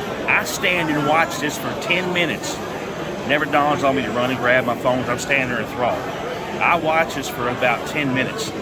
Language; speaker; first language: English; native; English